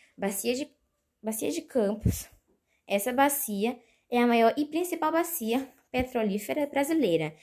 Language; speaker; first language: Portuguese; native; Portuguese